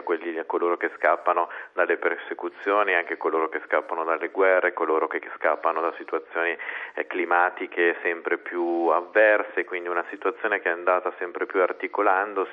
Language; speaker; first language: Italian; native; Italian